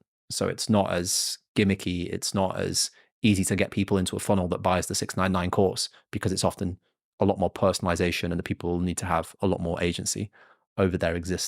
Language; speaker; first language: English; native; English